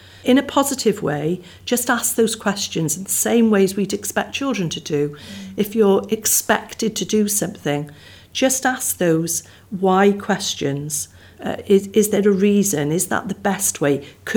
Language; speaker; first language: English; native; English